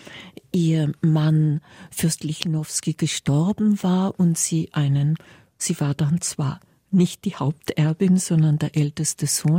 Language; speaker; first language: German; native; German